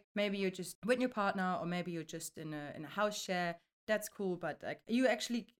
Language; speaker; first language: English; non-native, fluent; German